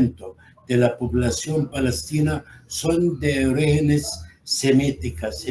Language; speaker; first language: Spanish; non-native, fluent; Arabic